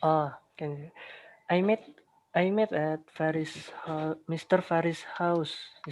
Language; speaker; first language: English; non-native, learner; Indonesian